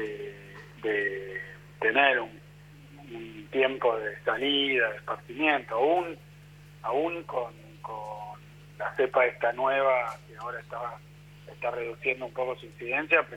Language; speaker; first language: Spanish; native; Spanish